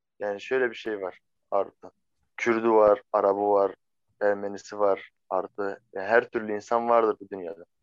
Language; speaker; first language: Turkish; non-native, fluent; Arabic